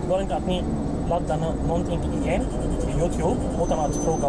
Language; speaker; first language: Swedish; non-native, learner; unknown